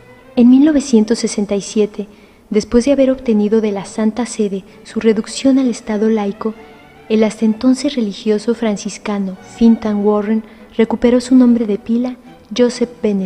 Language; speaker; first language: Spanish; native; Spanish